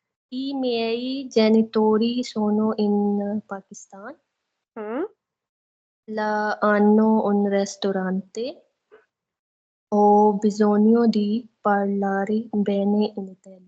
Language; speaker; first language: Italian; non-native, learner; Urdu